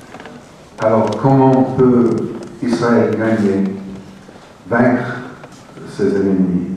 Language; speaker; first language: French; non-native, fluent; English